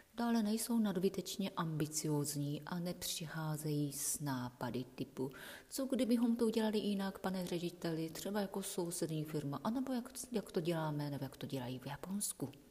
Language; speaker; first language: Czech; non-native, fluent; Japanese